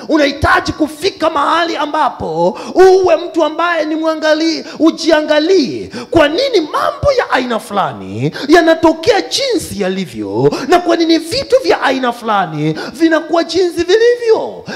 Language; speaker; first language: Swahili; non-native, fluent; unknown